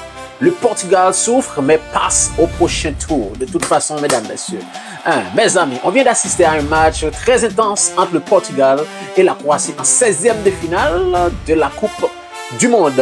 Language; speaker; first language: French; non-native, local second language; Haitian Creole